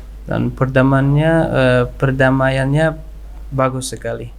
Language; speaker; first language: Indonesian; non-native, learner; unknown